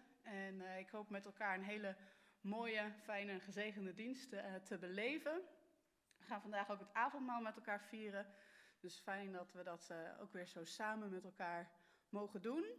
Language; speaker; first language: Dutch; native; Dutch